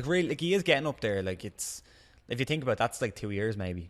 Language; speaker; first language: English; native; English